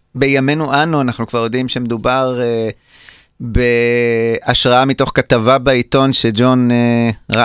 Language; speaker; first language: Hebrew; native; Hebrew